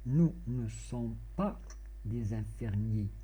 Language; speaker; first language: French; non-native, local second language; Arabic